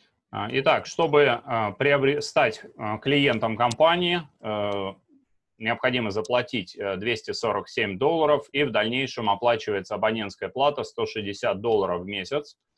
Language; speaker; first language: Russian; native; Russian